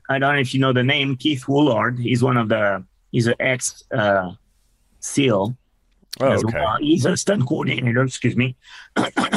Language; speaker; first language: English; non-native, fluent; French